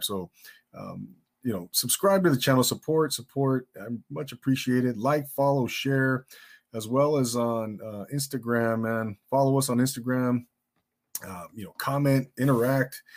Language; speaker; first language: English; early bilingual, other home language; Spanish